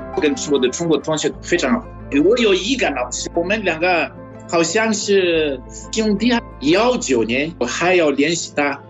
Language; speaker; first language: Chinese; non-native, fluent; Malagasy